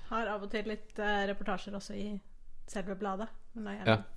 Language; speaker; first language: Norwegian; early bilingual, other home language; English